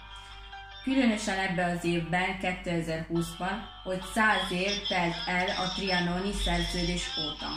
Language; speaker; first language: Hungarian; early bilingual, heritage; Hungarian